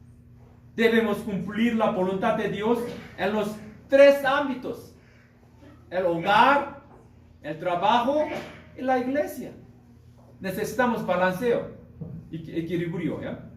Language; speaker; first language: Spanish; non-native, learner; Korean